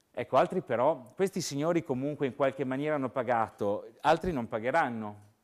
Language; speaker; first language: Italian; native; Italian